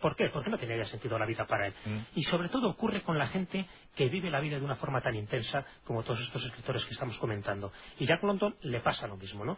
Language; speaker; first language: Spanish; native; Spanish